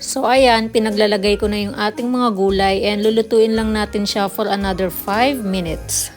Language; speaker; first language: Filipino; native; Filipino